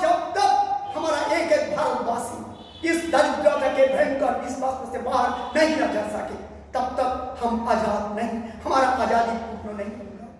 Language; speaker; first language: Hindi; non-native, local second language; Bangla